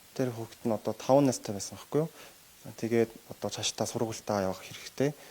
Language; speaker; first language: Mongolian; non-native, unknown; Korean